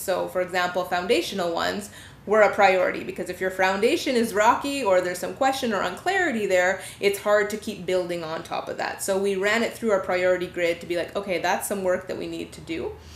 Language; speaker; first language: English; native; English